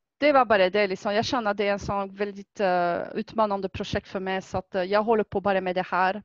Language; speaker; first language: Swedish; non-native, fluent; French